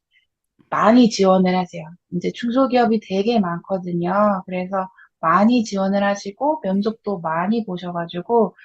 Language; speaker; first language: Korean; native; Korean